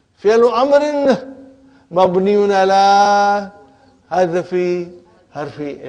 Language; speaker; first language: Arabic; non-native, fluent; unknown